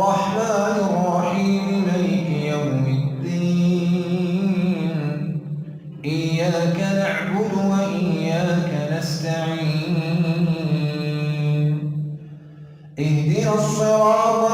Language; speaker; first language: Arabic; native; Arabic